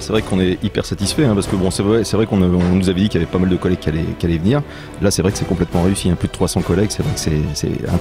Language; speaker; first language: French; native; French